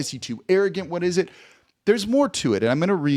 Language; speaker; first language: English; native; English